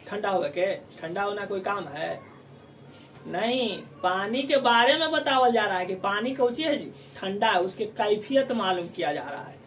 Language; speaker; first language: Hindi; native; Hindi